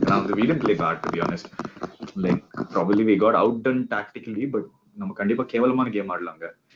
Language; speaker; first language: English; non-native, local second language; Tamil